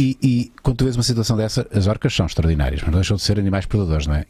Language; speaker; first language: Portuguese; native; Portuguese